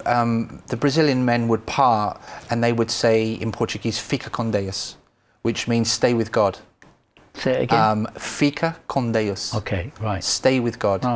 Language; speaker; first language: English; native; English